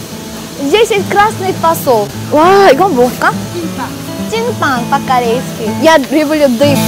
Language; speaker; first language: Russian; non-native, learner; Korean